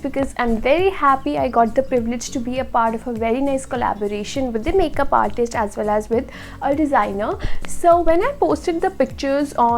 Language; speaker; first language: English; non-native, local second language; Hindi